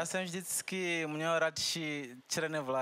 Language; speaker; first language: Czech; non-native, fluent; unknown